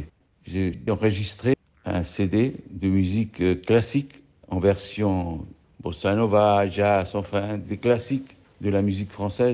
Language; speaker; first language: French; early bilingual, heritage; French